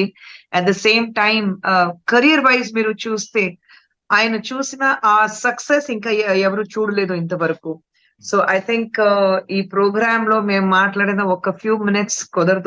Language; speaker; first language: Telugu; non-native, fluent; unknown